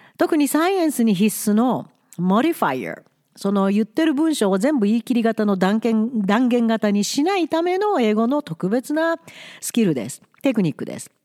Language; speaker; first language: Japanese; native; Japanese